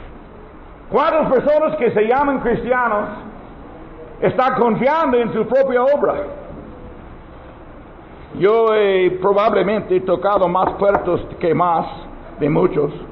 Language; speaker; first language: Spanish; non-native, learner; English